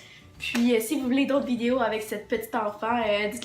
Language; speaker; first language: French; native; French